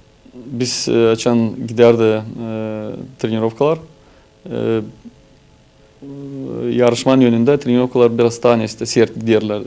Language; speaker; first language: Turkish; non-native, learner; Gagauz